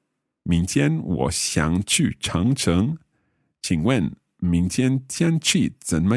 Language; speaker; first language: Chinese; non-native, learner; English